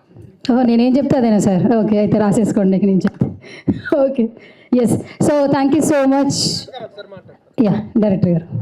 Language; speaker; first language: Telugu; native; Telugu